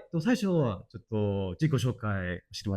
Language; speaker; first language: Japanese; non-native, learner; English